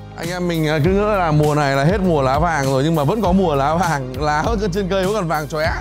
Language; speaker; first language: Vietnamese; native; Vietnamese